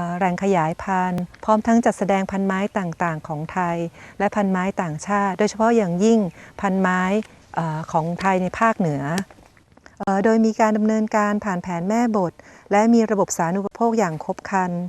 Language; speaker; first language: Thai; native; Thai